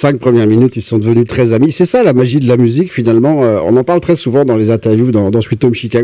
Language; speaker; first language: French; native; French